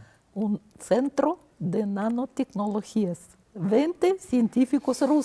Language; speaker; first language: Spanish; non-native, fluent; Russian